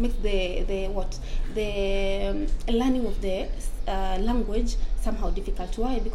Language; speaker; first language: English; non-native, local second language; Swahili